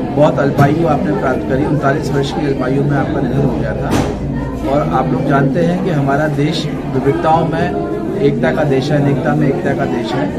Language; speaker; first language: Hindi; native; Hindi